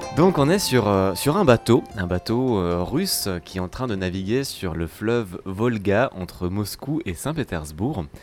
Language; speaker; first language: French; native; French